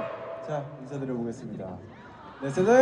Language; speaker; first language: Korean; native; Korean